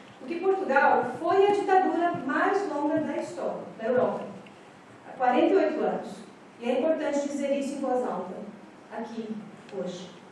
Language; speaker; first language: Portuguese; native; Portuguese